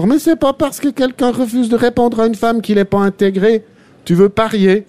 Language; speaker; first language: French; native; French